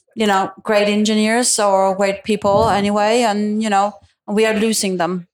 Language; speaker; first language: English; non-native, fluent; Italian